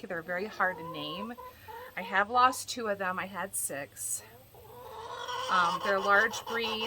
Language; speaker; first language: English; native; English